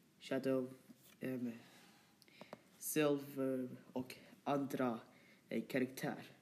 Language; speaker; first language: Swedish; non-native, learner; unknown